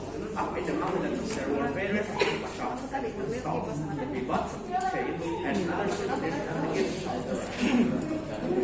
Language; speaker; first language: English; non-native, learner; Indonesian